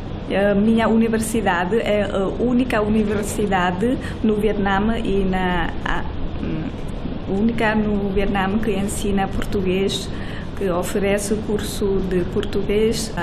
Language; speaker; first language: Portuguese; non-native, fluent; Vietnamese